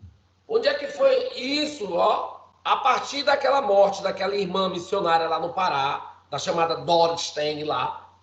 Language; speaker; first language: Portuguese; native; Portuguese